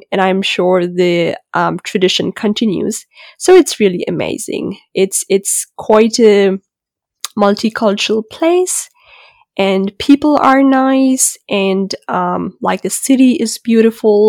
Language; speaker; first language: English; non-native, local second language; Urdu